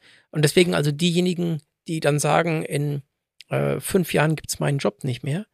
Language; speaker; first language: German; native; German